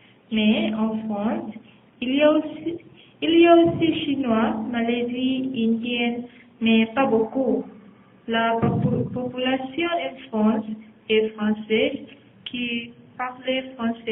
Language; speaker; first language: French; non-native, learner; Malay